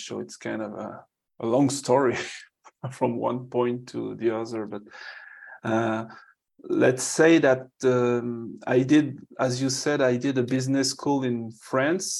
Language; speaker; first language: English; non-native, fluent; French